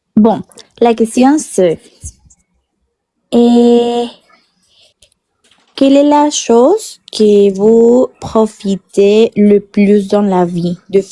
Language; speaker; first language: French; non-native, learner; Spanish